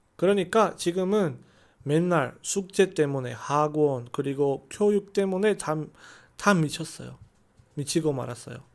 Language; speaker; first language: Korean; non-native, learner; Chinese